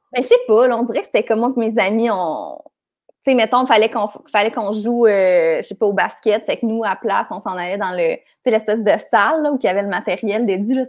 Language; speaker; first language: French; native; French